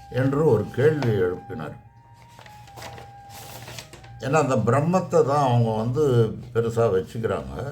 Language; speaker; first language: Tamil; native; Tamil